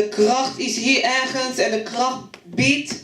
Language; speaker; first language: Dutch; non-native, fluent; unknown